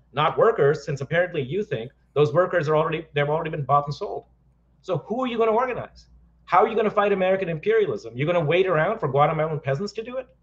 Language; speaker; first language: English; non-native, local second language; Hindi